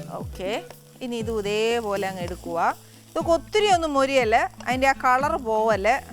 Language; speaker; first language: Malayalam; native; Malayalam